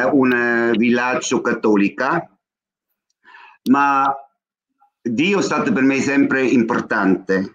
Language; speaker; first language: Italian; non-native, learner; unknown